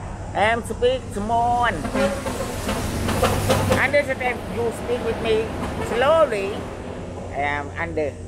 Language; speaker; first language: English; non-native, learner; Thai